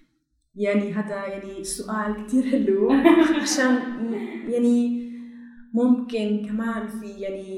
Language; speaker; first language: Arabic; non-native, learner; German